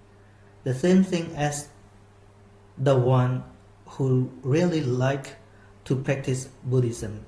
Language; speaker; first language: English; non-native, fluent; Khmer